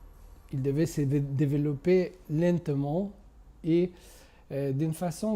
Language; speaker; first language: French; non-native, fluent; Spanish